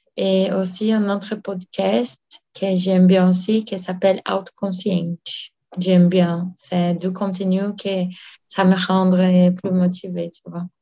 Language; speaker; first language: French; non-native, learner; Portuguese